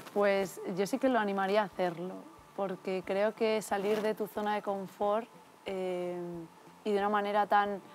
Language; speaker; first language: Spanish; native; Spanish